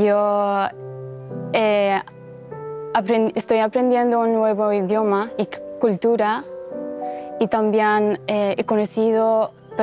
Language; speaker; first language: Spanish; non-native, learner; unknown